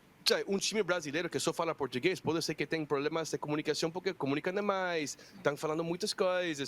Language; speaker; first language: Portuguese; non-native, fluent; Spanish